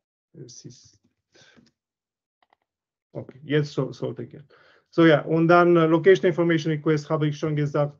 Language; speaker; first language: German; non-native, learner; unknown